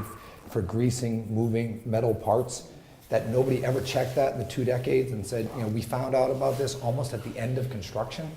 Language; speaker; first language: English; native; English